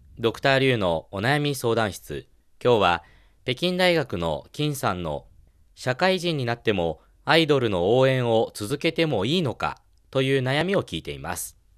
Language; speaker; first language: Japanese; non-native, fluent; Chinese